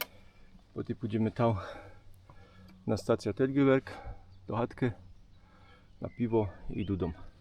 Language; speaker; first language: Polish; non-native, local second language; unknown